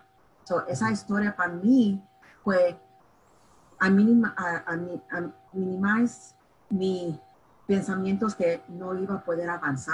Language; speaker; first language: Spanish; early bilingual, heritage; Spanish